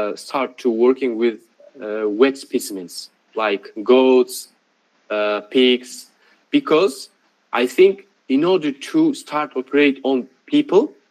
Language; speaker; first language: English; non-native, fluent; Russian